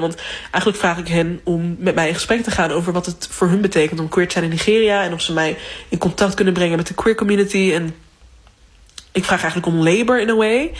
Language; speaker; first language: Dutch; native; Dutch